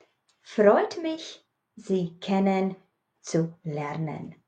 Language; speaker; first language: German; non-native, fluent; Latvian